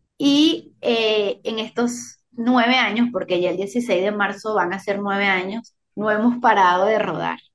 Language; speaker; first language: Spanish; native; Spanish